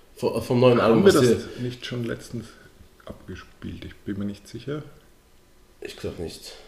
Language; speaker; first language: German; early bilingual, other home language; Polish